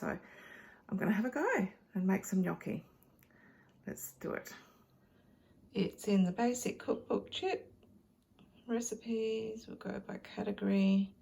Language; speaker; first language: English; native; English